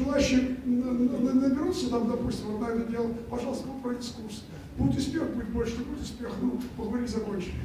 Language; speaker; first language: Russian; native; Russian